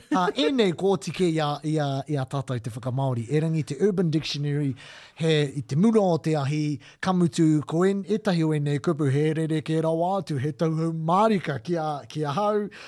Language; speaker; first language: Māori; non-native, local second language; English